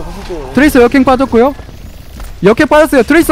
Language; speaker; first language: Korean; native; Korean